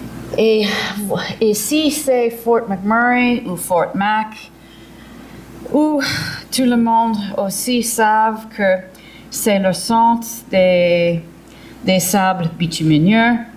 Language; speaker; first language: French; early bilingual, heritage; English